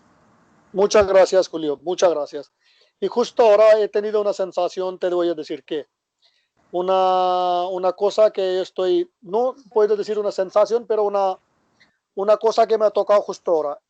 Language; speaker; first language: Spanish; non-native, learner; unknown